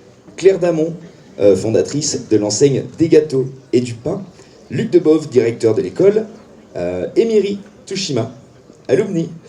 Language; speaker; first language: French; native; French